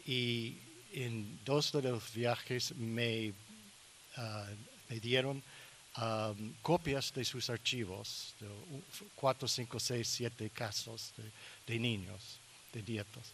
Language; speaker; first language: Spanish; non-native, learner; English